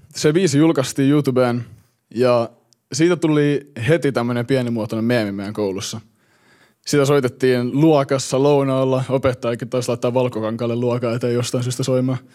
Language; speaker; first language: Finnish; early bilingual, heritage; Finnish